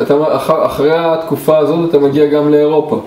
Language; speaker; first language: Hebrew; native; Hebrew